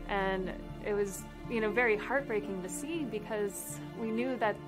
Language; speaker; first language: English; native; English